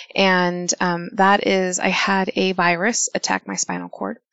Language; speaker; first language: English; early bilingual, other home language; Spanish